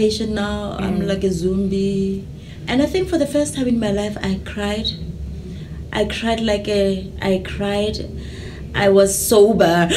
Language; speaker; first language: English; non-native, local second language; Tswana